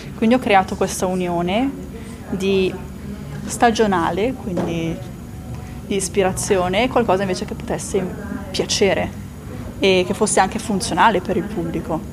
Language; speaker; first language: Italian; native; Italian